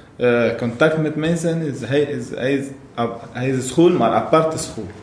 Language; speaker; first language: Dutch; non-native, fluent; Arabic